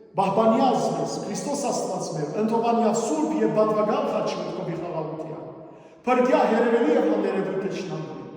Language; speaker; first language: Armenian; early bilingual, heritage; Armenian